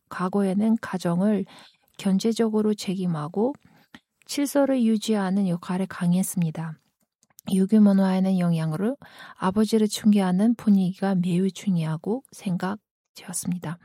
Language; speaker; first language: Korean; non-native, fluent; Kyrgyz